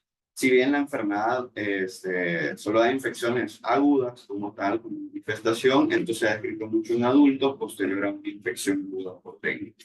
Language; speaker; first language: Spanish; native; Spanish